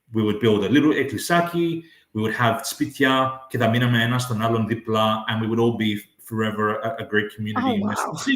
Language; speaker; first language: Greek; early bilingual, heritage; English